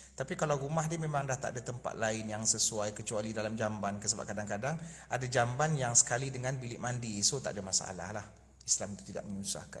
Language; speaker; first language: Malay; native; Malay